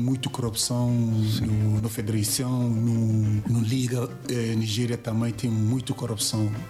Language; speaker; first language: Portuguese; non-native, learner; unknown